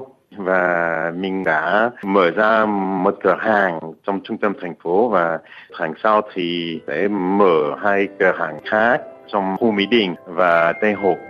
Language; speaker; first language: Vietnamese; non-native, fluent; French